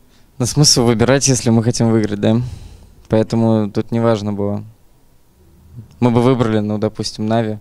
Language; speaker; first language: Russian; native; Russian